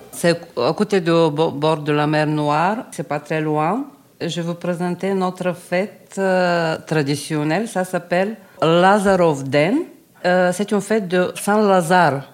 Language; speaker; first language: French; non-native, learner; Bulgarian